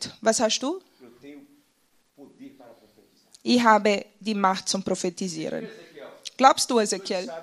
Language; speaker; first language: German; non-native, fluent; Portuguese